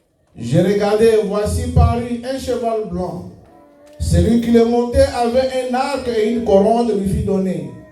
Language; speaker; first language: French; non-native, local second language; Lingala